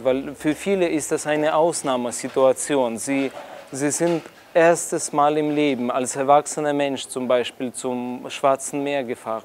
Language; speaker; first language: German; non-native, fluent; Russian